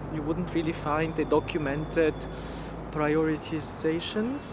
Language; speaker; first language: English; non-native, fluent; Russian